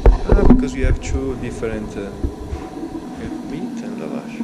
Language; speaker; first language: English; non-native, learner; Italian